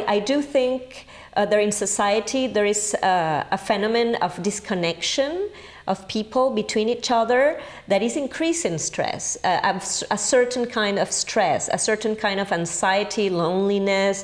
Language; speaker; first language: English; non-native, fluent; Spanish